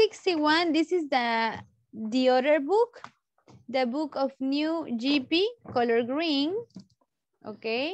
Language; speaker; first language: English; non-native, learner; Spanish